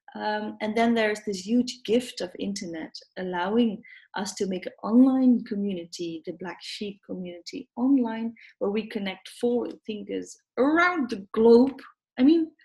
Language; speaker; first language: English; non-native, fluent; Dutch